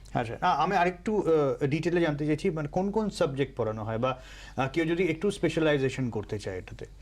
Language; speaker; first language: Bangla; native; Bangla